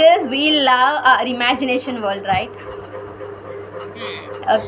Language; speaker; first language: English; non-native, learner; Kannada